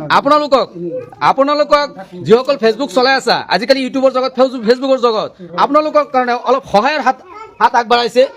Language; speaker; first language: Assamese; non-native, local second language; Bangla